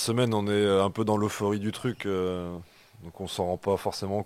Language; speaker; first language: French; native; French